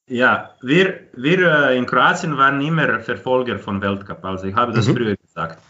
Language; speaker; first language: German; non-native, fluent; Croatian